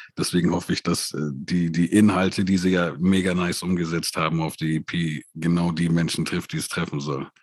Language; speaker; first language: German; native; German